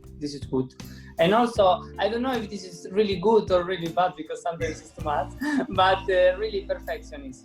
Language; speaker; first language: English; non-native, fluent; Spanish